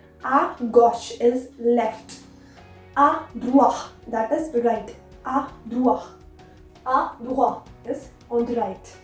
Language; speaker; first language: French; non-native, learner; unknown